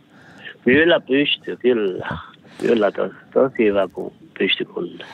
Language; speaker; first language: Finnish; non-native, learner; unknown